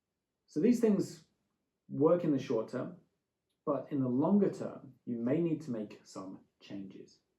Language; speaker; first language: English; native; English